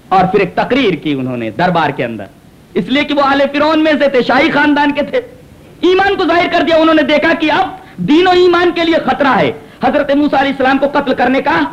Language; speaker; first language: Urdu; native; Urdu